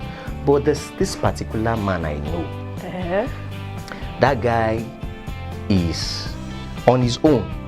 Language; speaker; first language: English; non-native, local second language; Yoruba